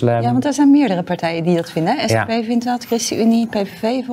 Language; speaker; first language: Dutch; native; Dutch